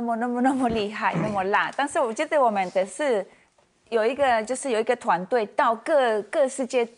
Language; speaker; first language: Chinese; non-native, fluent; Spanish